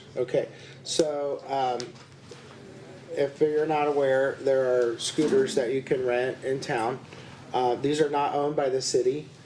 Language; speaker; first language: English; native; English